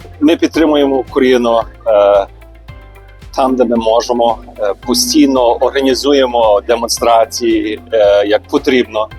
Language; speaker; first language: Ukrainian; early bilingual, heritage; Ukrainian